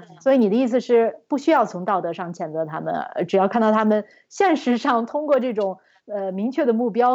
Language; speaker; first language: Chinese; native; Chinese